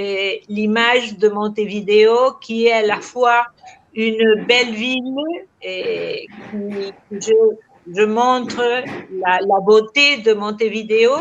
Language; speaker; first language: French; non-native, fluent; Spanish